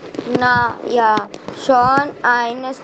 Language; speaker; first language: German; non-native, learner; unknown